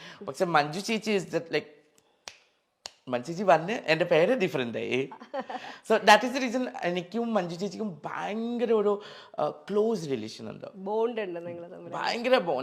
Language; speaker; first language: Malayalam; non-native, local second language; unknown